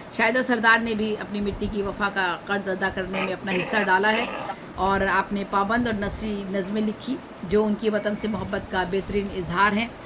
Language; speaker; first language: Urdu; native; Urdu